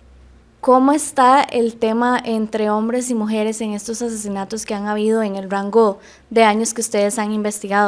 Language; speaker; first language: Spanish; native; Spanish